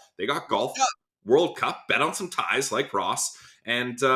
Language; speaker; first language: English; native; English